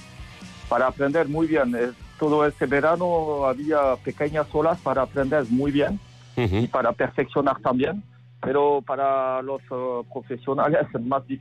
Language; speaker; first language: Spanish; non-native, learner; Basque